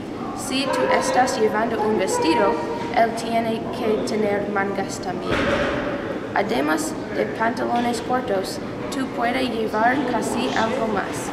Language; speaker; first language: Spanish; non-native, learner; English